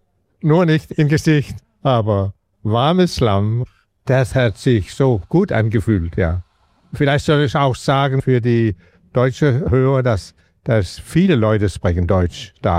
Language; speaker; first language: German; non-native, learner; Danish